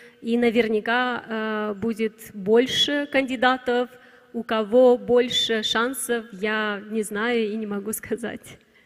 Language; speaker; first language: Russian; non-native, local second language; Romanian